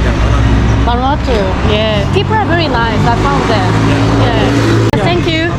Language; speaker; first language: English; non-native, fluent; Korean